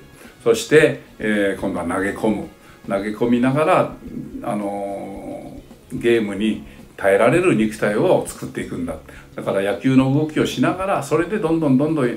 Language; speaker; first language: Japanese; native; Japanese